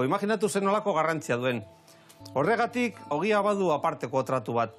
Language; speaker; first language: Basque; native; Basque